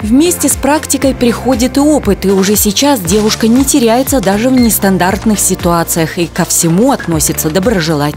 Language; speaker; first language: Russian; native; Russian